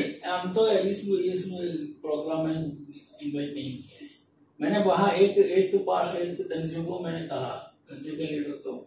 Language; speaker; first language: Hindi; non-native, local second language; Malayalam